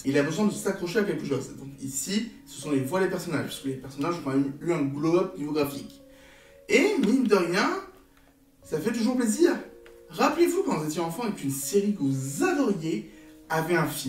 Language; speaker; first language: French; native; French